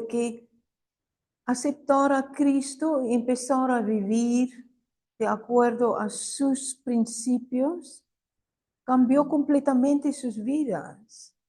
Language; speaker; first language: Spanish; non-native, fluent; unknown